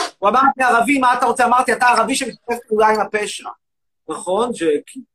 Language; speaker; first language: Hebrew; native; Hebrew